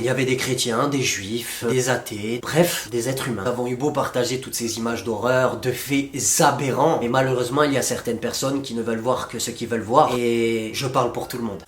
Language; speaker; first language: French; native; French